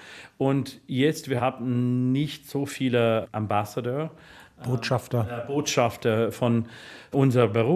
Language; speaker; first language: German; non-native, learner; English